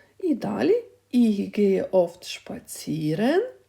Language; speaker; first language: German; non-native, fluent; Ukrainian